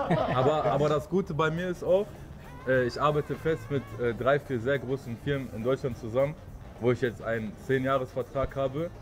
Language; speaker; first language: German; early bilingual, other home language; Arabic